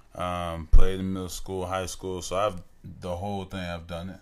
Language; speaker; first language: English; native; English